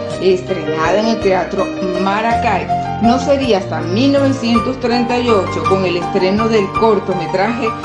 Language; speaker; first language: Spanish; native; Spanish